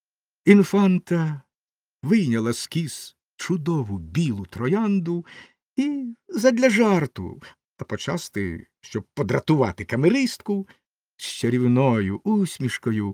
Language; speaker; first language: Ukrainian; native; Ukrainian